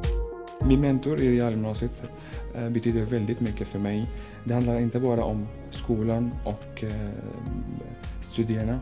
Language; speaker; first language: Swedish; non-native, local second language; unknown